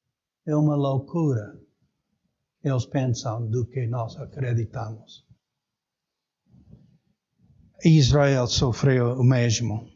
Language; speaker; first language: Portuguese; native; Portuguese